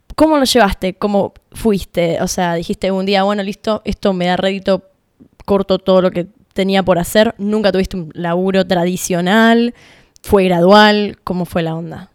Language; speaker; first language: Spanish; native; Spanish